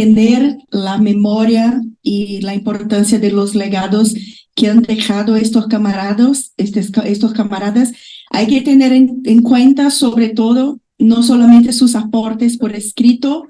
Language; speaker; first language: Spanish; non-native, fluent; Portuguese